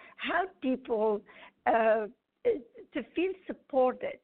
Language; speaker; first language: English; non-native, fluent; Arabic